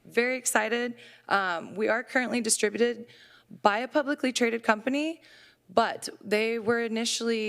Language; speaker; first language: English; native; English